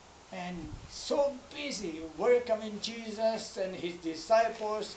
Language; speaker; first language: English; non-native, fluent; Japanese